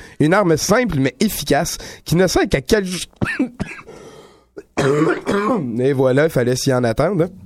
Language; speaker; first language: French; native; French